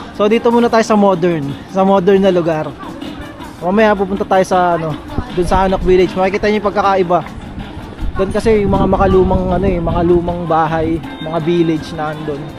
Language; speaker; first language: Filipino; native; Filipino